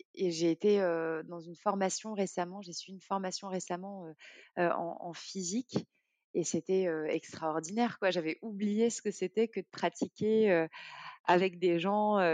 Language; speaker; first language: French; native; French